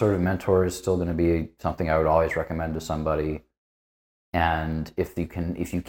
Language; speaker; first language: English; native; English